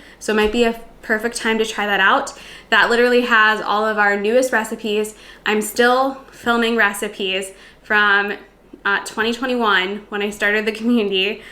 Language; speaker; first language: English; native; English